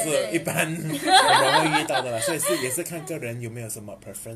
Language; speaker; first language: Chinese; native; Chinese